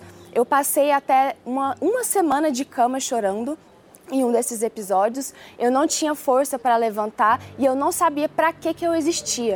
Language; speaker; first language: Portuguese; early bilingual, other home language; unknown